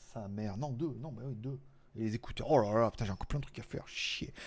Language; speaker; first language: French; native; French